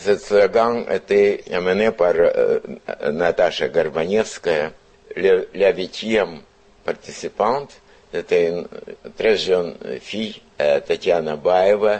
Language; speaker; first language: French; non-native, fluent; Russian